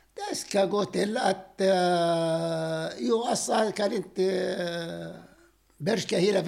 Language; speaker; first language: Swedish; non-native, fluent; Arabic